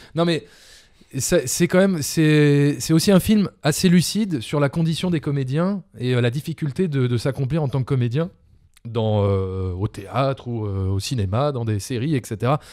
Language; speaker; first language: French; native; French